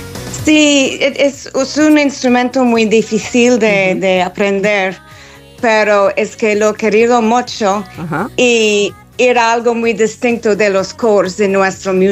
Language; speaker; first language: Spanish; non-native, fluent; English